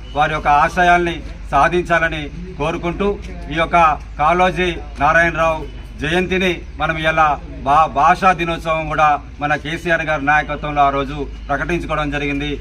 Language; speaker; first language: Telugu; native; Telugu